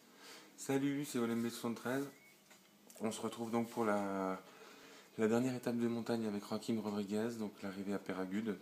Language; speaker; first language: French; native; French